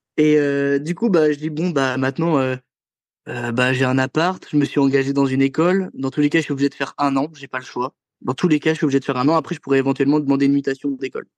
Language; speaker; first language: French; native; French